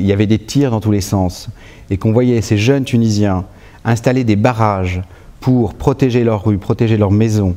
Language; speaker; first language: French; native; French